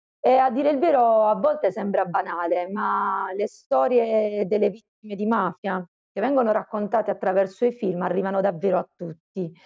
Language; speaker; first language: Italian; native; Italian